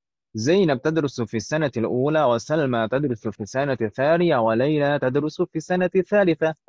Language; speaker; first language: Arabic; non-native, fluent; Indonesian